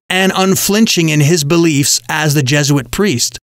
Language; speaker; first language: English; native; English